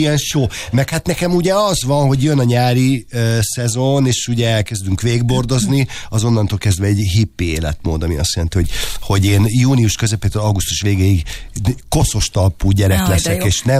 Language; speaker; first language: Hungarian; native; Hungarian